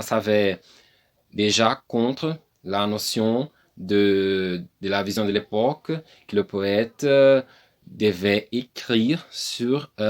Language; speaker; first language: French; non-native, learner; Portuguese